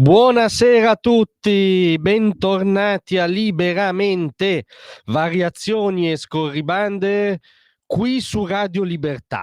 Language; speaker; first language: Italian; native; Italian